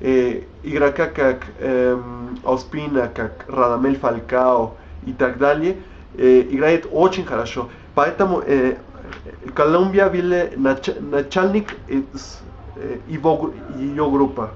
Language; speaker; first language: Russian; non-native, learner; Spanish